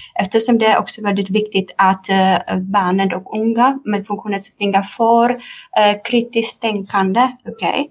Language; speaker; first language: Swedish; non-native, fluent; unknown